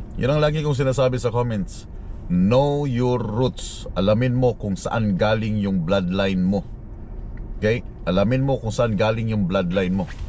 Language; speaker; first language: Filipino; native; Filipino